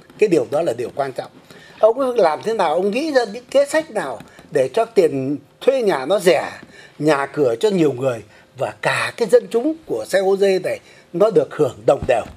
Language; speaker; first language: Vietnamese; native; Vietnamese